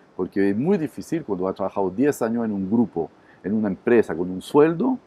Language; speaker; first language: Spanish; non-native, fluent; French